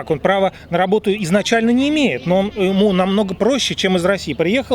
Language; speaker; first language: Russian; native; Russian